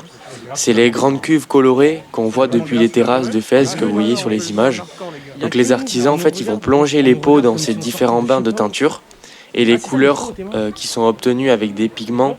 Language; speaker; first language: French; native; French